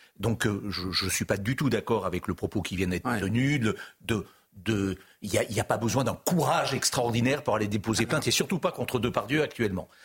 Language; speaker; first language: French; native; French